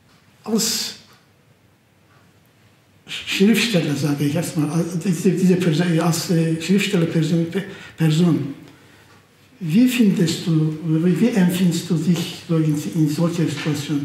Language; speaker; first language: German; non-native, fluent; Turkish